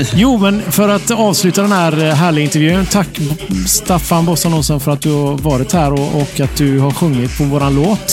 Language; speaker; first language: Swedish; native; Swedish